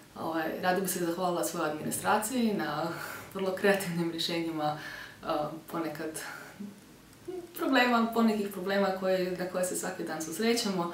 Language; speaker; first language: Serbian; early bilingual, heritage; Croatian